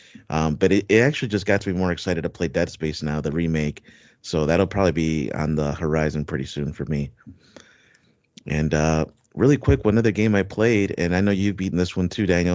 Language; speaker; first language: English; native; English